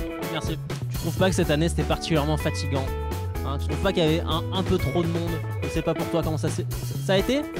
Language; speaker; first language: French; native; French